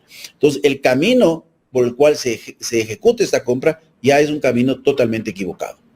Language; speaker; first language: Spanish; native; Spanish